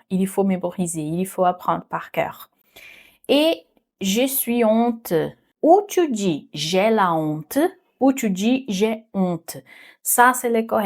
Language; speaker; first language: French; non-native, fluent; Portuguese